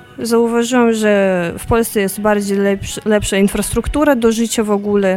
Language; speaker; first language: Polish; non-native, fluent; Russian